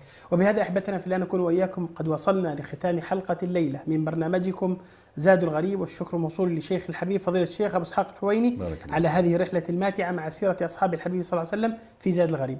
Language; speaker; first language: Arabic; native; Arabic